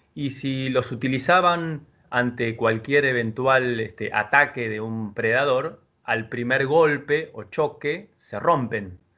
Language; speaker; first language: Spanish; native; Spanish